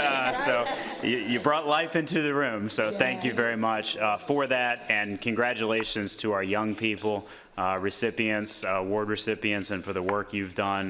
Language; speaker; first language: English; native; English